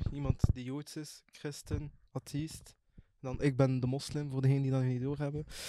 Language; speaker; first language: Dutch; early bilingual, other home language; Arabic